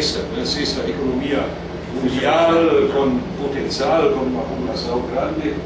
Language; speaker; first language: Portuguese; non-native, fluent; German